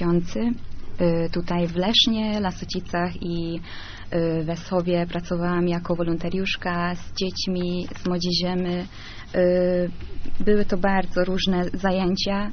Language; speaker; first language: Polish; non-native, learner; Hungarian